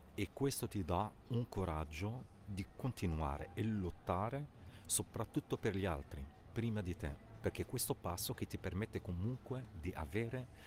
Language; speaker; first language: Italian; non-native, fluent; Arabic